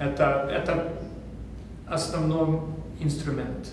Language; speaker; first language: Russian; non-native, fluent; Swedish